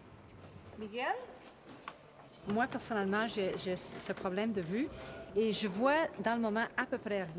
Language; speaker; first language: French; non-native, local second language; English